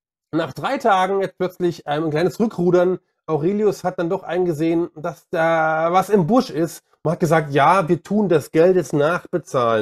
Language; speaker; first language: German; native; German